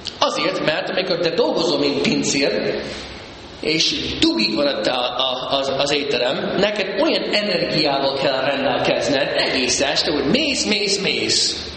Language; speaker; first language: Hungarian; early bilingual, heritage; Hungarian